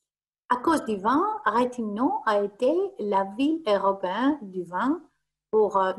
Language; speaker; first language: French; non-native, fluent; Greek